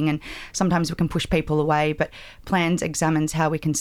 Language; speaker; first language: English; native; English